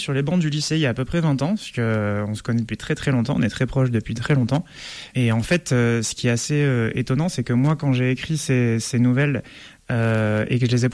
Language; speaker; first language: French; native; French